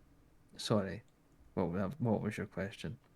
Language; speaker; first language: English; native; English